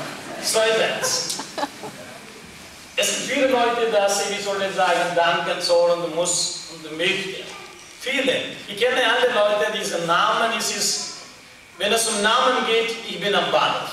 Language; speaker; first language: German; non-native, learner; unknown